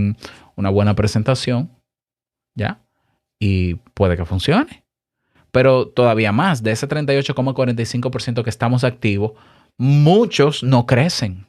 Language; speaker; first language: Spanish; native; Spanish